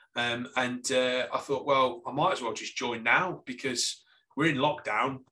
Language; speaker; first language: English; native; English